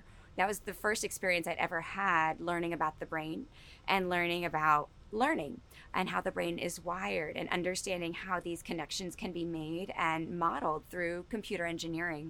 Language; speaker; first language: English; native; English